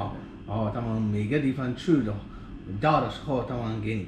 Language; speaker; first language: Chinese; non-native, learner; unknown